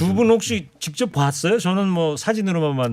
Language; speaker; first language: Korean; native; Korean